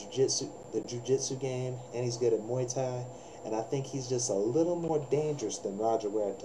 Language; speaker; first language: English; native; English